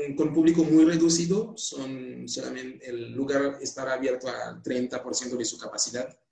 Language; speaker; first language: Spanish; non-native, fluent; Haitian Creole